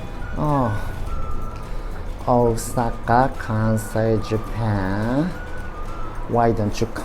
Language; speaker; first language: English; non-native, learner; Japanese